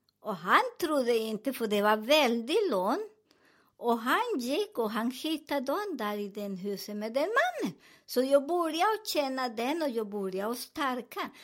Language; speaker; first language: Swedish; non-native, learner; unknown